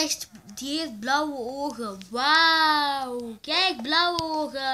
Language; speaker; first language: Dutch; early bilingual, other home language; Turkish